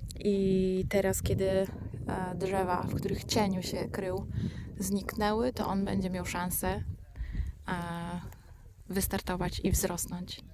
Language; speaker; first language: Polish; native; Polish